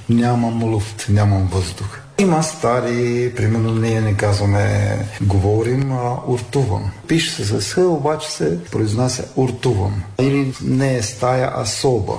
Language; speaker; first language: Bulgarian; early bilingual, heritage; Bulgarian